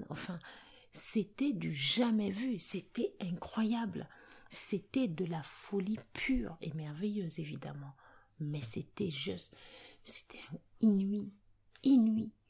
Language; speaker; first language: French; native; French